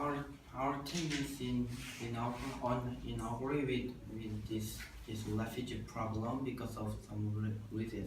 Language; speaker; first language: English; non-native, learner; Korean